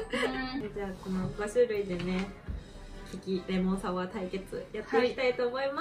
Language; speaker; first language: Japanese; native; Japanese